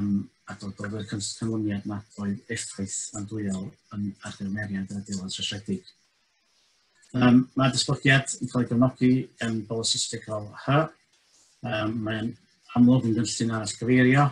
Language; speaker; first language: Welsh; native; Welsh